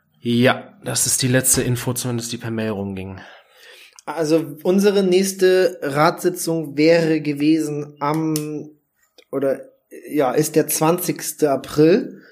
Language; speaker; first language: German; native; German